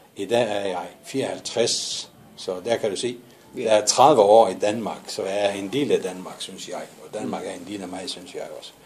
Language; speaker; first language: Danish; non-native, fluent; Arabic